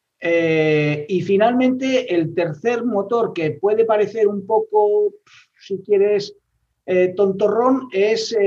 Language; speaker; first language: Spanish; native; Spanish